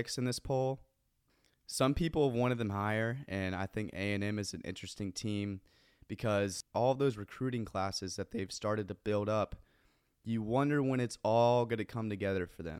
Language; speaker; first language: English; native; English